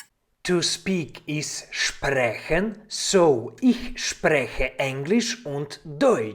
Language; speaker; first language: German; non-native, fluent; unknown